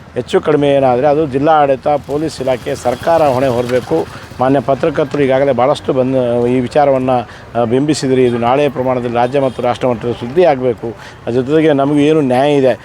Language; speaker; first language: Kannada; non-native, local second language; Lambadi